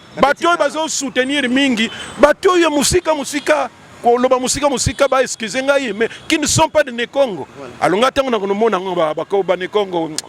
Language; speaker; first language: Lingala; non-native, local second language; Kituba (Democratic Republic of Congo)